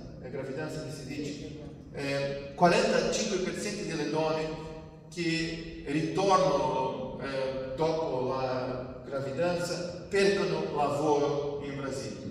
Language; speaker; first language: Italian; non-native, fluent; Portuguese